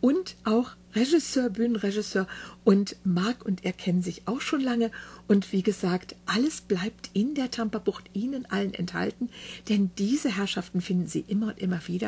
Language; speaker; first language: German; native; German